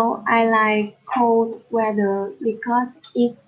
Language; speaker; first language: English; non-native, learner; Vietnamese